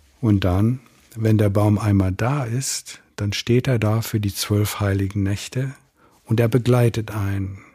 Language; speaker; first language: German; non-native, fluent; English